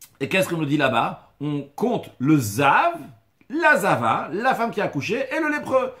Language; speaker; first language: French; native; French